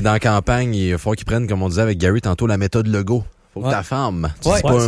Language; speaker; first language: French; native; French